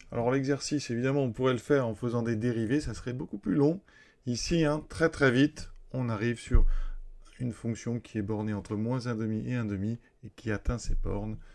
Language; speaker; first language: French; native; French